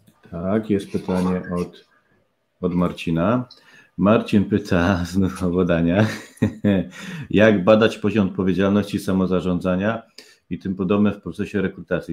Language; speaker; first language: Polish; native; Polish